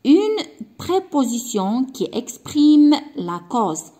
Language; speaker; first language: French; non-native, local second language; Arabic